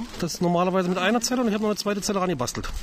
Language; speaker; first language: German; native; German